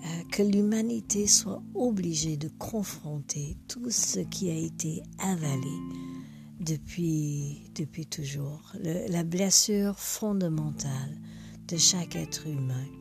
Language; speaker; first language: French; non-native, fluent; English